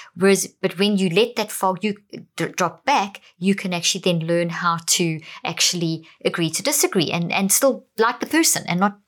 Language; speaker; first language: English; native; English